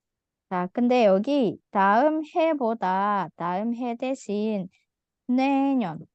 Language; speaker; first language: Korean; non-native, fluent; Indonesian